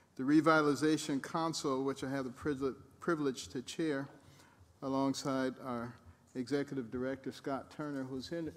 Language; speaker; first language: English; native; English